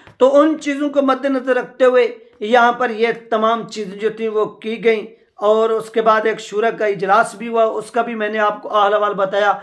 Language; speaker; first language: Urdu; non-native, local second language; Punjabi